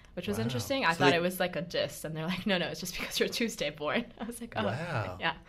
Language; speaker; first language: English; early bilingual, other home language; Spanish